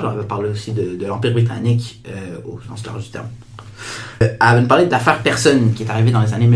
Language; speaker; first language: French; native; French